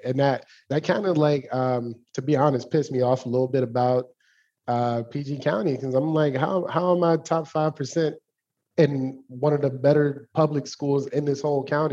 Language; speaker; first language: English; native; English